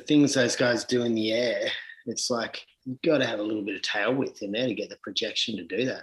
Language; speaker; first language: English; native; English